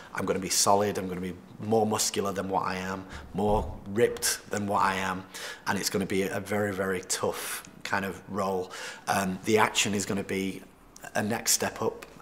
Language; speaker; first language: English; native; English